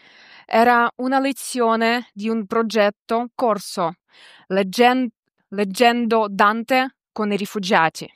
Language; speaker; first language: Italian; non-native, fluent; Ukrainian